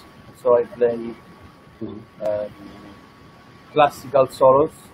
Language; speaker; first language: English; non-native, learner; Italian